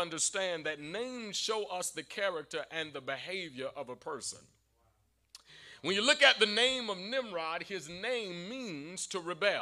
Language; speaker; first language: English; native; English